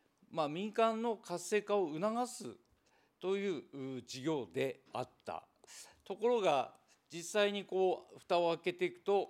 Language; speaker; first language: Japanese; native; Japanese